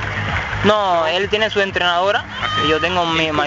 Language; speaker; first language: Spanish; native; Spanish